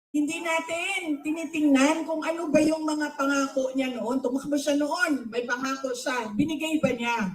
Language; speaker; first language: Filipino; non-native, local second language; Cebuano